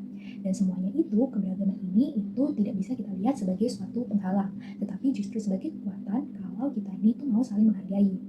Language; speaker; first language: Indonesian; native; Indonesian